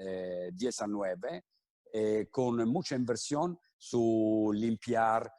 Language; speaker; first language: Spanish; non-native, fluent; Italian